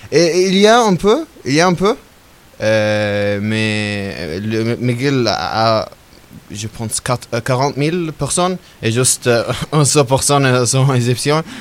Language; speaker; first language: French; non-native, learner; Arabic